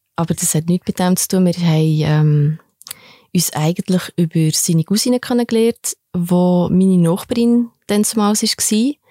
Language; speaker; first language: German; early bilingual, other home language; Albanian